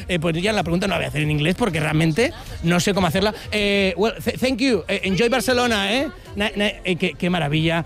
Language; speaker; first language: Spanish; native; Spanish